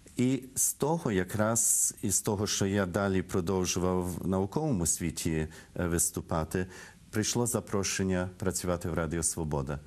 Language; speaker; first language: Ukrainian; early bilingual, heritage; Ukrainian